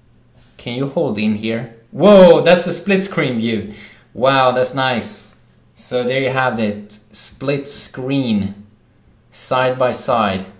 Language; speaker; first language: English; non-native, fluent; Swedish